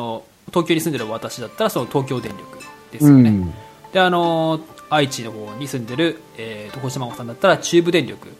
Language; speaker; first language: Japanese; native; Japanese